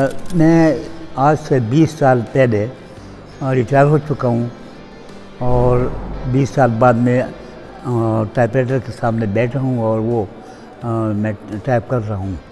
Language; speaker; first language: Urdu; non-native, local second language; Pashto